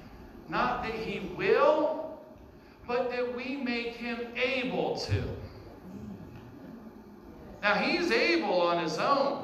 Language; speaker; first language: English; native; English